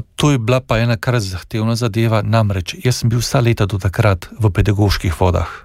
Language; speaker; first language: Slovenian; native; Slovenian